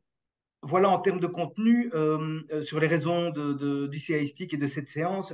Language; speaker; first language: French; native; French